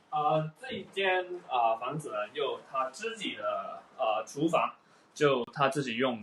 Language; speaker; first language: Chinese; early bilingual, heritage; Chinese